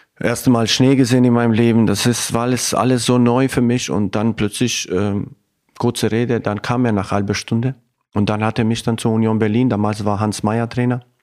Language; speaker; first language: German; non-native, fluent; Albanian